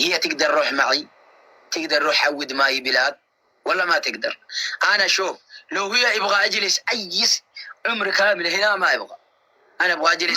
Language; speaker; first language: Arabic; non-native, learner; Oromo